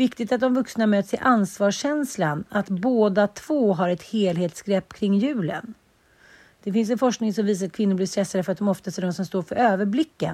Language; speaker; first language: Swedish; native; Swedish